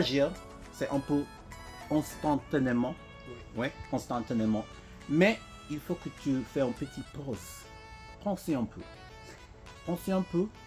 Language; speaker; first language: French; non-native, learner; English